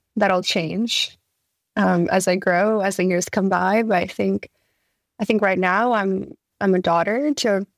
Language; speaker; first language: English; early bilingual, other home language; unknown